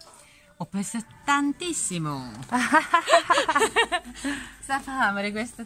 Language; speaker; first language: Italian; non-native, learner; Korean